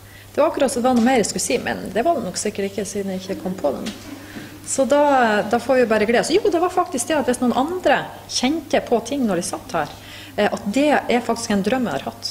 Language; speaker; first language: Norwegian; native; Norwegian